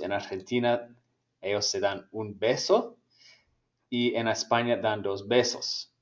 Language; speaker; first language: Spanish; non-native, fluent; English